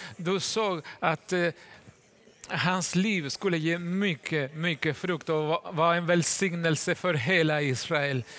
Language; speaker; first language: Swedish; non-native, fluent; Spanish